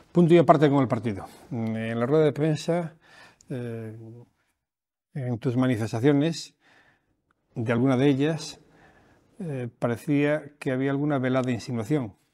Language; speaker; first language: Spanish; native; Spanish